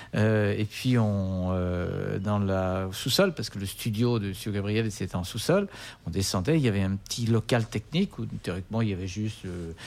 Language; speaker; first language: French; native; French